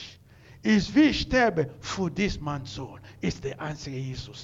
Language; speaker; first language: German; non-native, learner; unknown